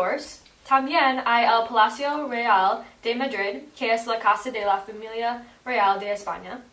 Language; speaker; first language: Spanish; non-native, learner; English